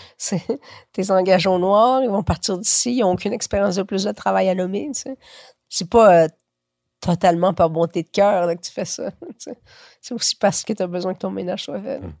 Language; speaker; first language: French; early bilingual, other home language; Spanish